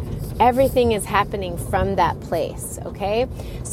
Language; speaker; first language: English; native; English